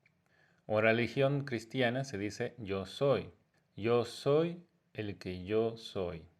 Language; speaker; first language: Spanish; native; Spanish